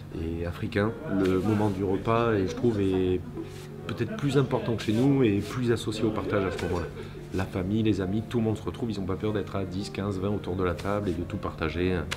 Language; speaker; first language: French; native; French